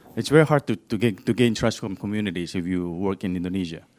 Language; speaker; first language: English; non-native, fluent; Indonesian